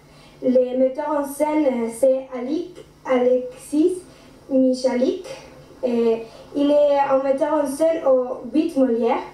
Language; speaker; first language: French; non-native, learner; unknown